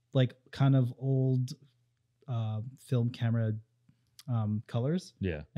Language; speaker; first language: English; native; English